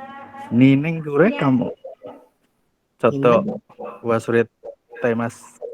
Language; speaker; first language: Japanese; non-native, learner; Javanese